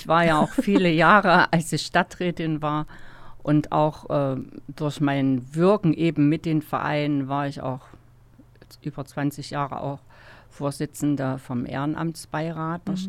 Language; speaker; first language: German; native; German